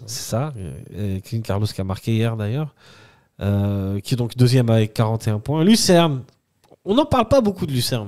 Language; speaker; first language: French; native; French